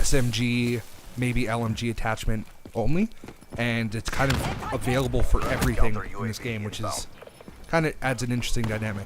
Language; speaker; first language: English; native; English